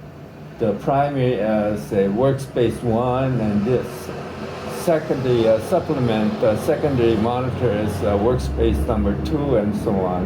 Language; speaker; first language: English; native; English